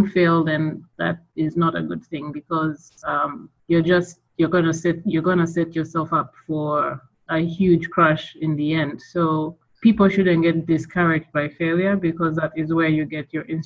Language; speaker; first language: English; non-native, local second language; Ganda